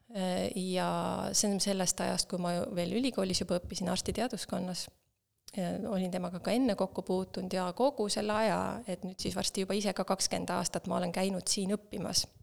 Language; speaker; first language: Estonian; native; Estonian